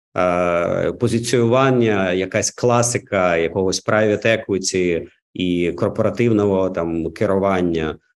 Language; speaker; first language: Ukrainian; non-native, local second language; Russian